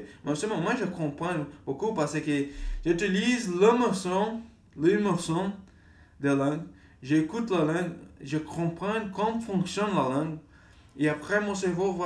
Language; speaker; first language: French; non-native, learner; Portuguese